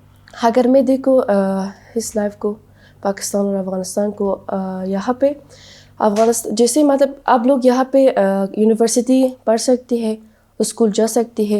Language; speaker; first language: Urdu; non-native, learner; Persian